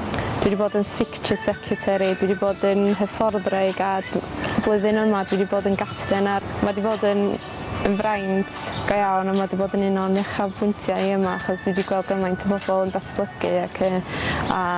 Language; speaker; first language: Welsh; native; Welsh